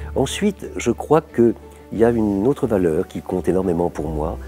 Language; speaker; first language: French; native; French